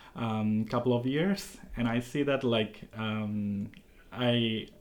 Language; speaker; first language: English; non-native, local second language; Bangla